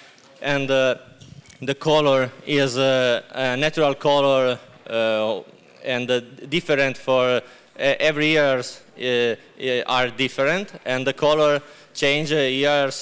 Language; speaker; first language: English; non-native, learner; Italian